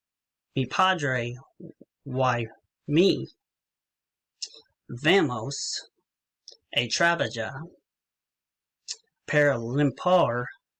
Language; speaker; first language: Spanish; non-native, learner; English